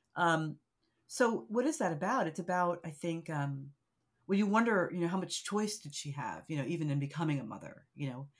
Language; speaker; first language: English; native; English